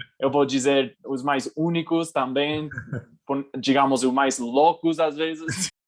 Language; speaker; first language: Portuguese; non-native, fluent; English